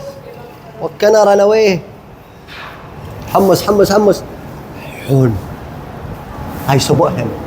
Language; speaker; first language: Filipino; non-native, learner; Arabic